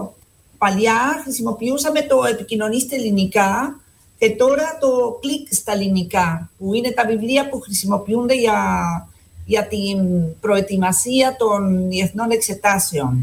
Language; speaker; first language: Greek; non-native, fluent; Spanish